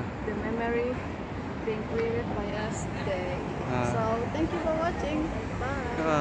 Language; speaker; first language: English; non-native, learner; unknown